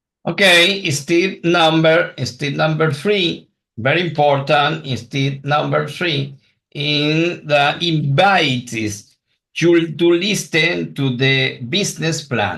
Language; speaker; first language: English; non-native, learner; Spanish